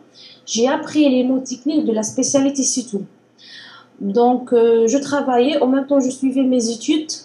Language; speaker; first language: French; non-native, learner; Arabic